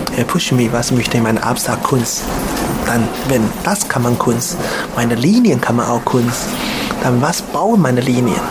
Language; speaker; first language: German; non-native, learner; Chinese